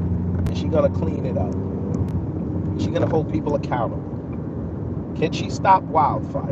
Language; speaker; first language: English; native; English